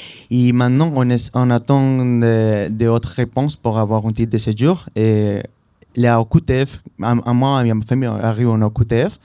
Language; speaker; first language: French; non-native, learner; Spanish